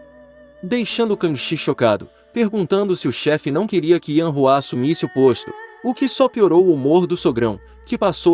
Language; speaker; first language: Portuguese; native; Portuguese